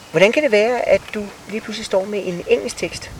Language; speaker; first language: Danish; native; Danish